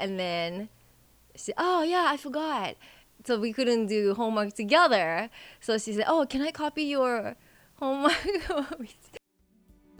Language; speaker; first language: English; non-native, fluent; Japanese